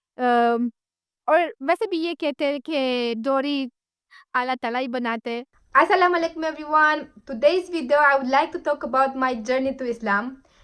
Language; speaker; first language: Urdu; non-native, fluent; Romanian